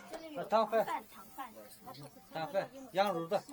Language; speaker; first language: Chinese; non-native, local second language; Uyghur